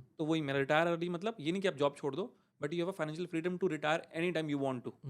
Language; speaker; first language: Hindi; native; Hindi